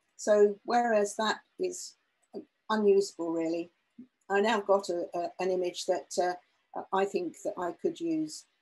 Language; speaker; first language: English; native; English